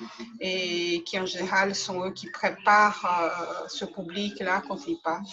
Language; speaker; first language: French; native; French